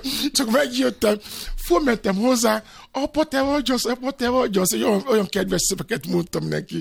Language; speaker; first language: Hungarian; non-native, fluent; Yoruba